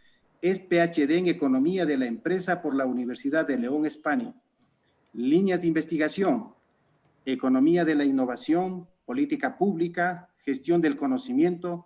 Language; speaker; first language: Spanish; native; Spanish